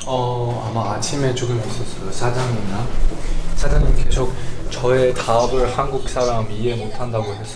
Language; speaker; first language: Korean; non-native, learner; Chinese